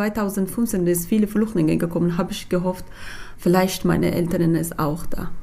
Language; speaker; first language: German; non-native, learner; Persian